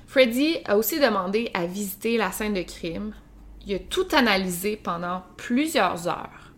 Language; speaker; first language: French; native; French